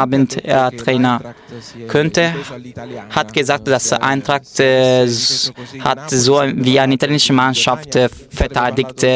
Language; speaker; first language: German; non-native, fluent; Italian